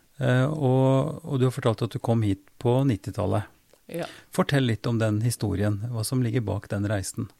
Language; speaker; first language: Norwegian; native; Norwegian